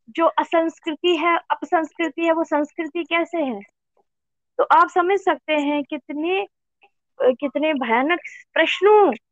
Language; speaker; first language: Hindi; non-native, local second language; Kashmiri